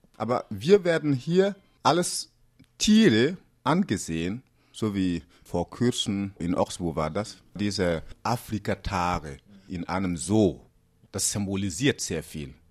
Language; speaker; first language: German; non-native, fluent; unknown